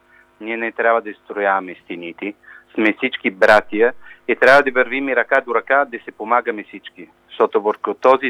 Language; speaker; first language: Bulgarian; non-native, learner; Italian